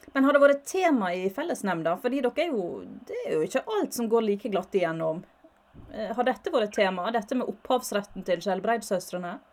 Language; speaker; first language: Norwegian; native; Norwegian